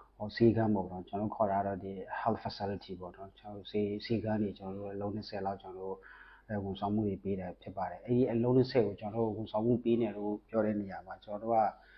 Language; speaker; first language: Burmese; non-native, local second language; S'gaw Karen